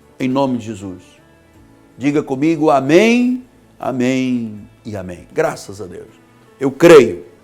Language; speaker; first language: Portuguese; native; Portuguese